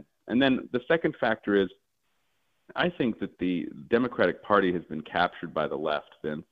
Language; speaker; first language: English; native; English